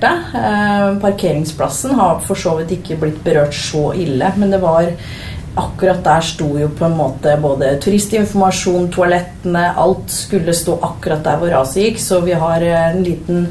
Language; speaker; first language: Norwegian; native; Norwegian